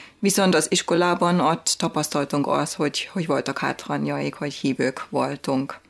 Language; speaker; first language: Hungarian; non-native, fluent; German